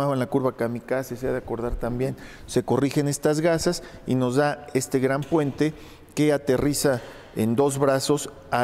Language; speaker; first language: Spanish; native; Spanish